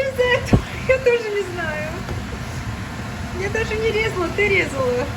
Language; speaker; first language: Russian; early bilingual, other home language; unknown